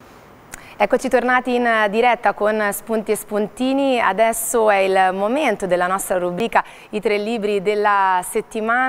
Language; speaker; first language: Italian; native; Italian